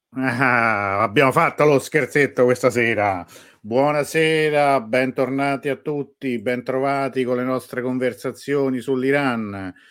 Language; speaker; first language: Italian; native; Italian